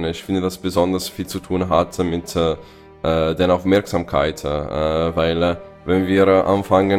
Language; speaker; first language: German; non-native, fluent; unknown